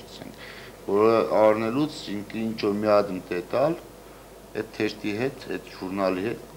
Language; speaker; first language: Armenian; native; Armenian